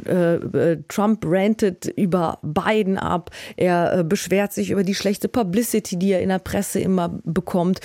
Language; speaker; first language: German; native; German